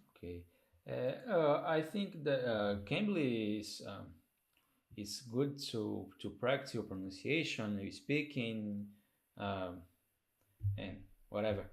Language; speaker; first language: English; non-native, learner; Portuguese